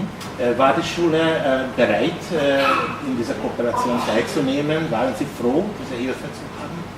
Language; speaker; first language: German; non-native, fluent; Hungarian